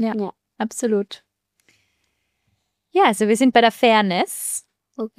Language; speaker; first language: German; native; German